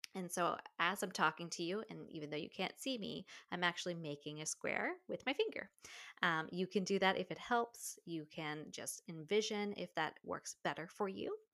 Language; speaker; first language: English; native; English